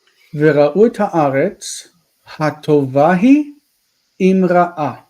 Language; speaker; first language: Hebrew; non-native, fluent; English